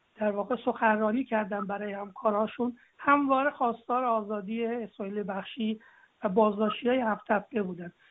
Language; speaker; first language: Persian; native; Persian